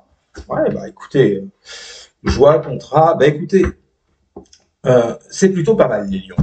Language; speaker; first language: French; native; French